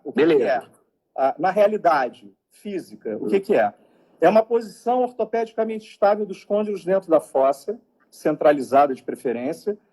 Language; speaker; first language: Portuguese; native; Portuguese